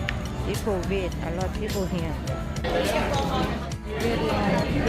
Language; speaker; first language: English; non-native, learner; Thai